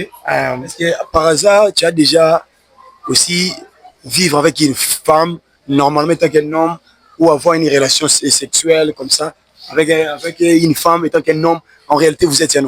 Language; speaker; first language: French; non-native, local second language; Lingala